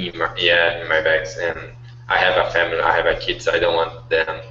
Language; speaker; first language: English; non-native, learner; Portuguese